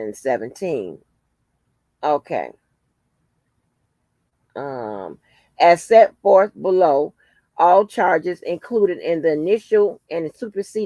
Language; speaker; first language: English; native; English